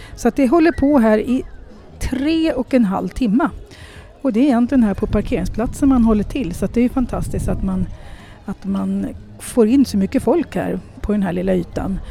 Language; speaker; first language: Swedish; native; Swedish